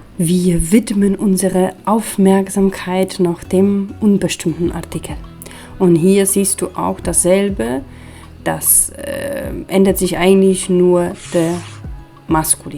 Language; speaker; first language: German; non-native, fluent; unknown